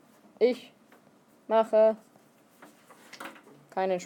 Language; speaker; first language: German; non-native, fluent; English